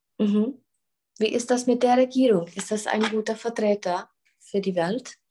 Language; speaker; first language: German; non-native, fluent; Czech